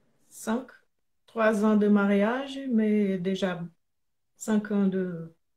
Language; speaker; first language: French; non-native, learner; Portuguese